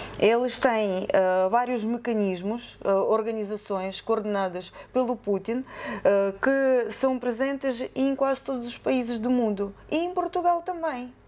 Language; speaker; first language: Portuguese; non-native, fluent; Ukrainian